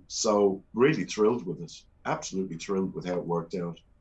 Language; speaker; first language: English; native; English